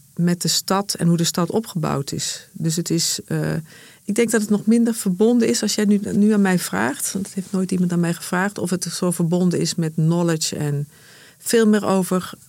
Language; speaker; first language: Dutch; native; Dutch